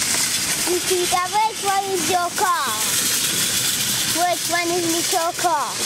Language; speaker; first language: English; non-native, learner; Hungarian